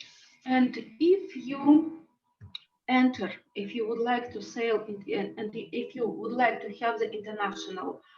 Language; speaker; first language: English; non-native, learner; Russian